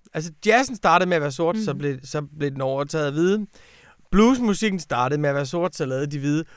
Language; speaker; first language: Danish; native; Danish